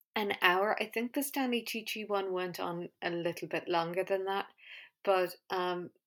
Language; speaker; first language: English; native; English